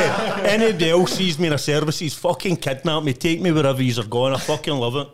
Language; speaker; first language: English; native; English